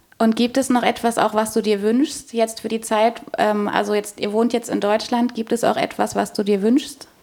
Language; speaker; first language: German; native; German